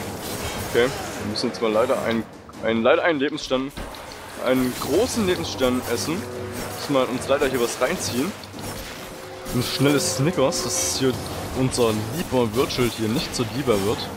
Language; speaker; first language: German; native; German